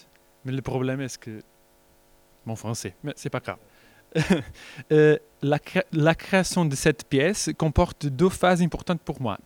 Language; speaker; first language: French; non-native, learner; Portuguese